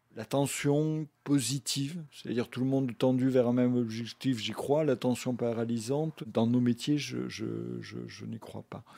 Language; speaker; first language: French; native; French